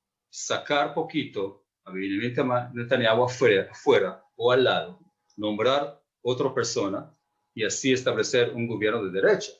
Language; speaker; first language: Spanish; non-native, fluent; Hebrew